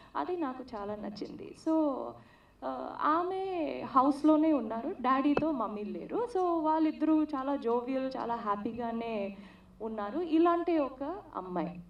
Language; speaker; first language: Telugu; non-native, learner; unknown